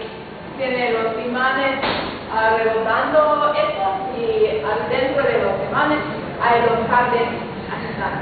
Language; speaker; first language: Spanish; non-native, fluent; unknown